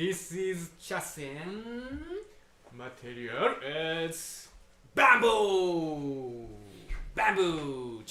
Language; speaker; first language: English; non-native, learner; Japanese